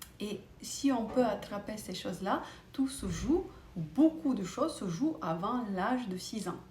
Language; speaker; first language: French; non-native, fluent; Russian